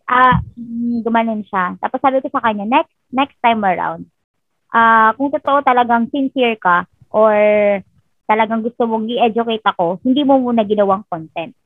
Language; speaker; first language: Filipino; non-native, local second language; Bikol